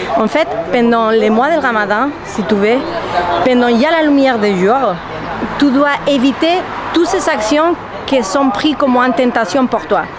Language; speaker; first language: French; non-native, fluent; Spanish